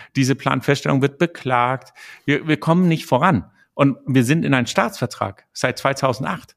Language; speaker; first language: German; non-native, fluent; Danish